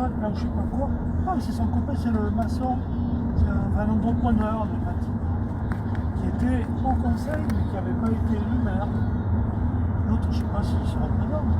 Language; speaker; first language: French; native; French